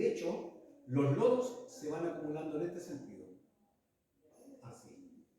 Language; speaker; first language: Spanish; native; Spanish